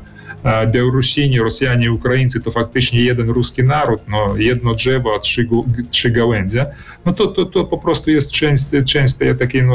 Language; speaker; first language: Polish; early bilingual, heritage; Polish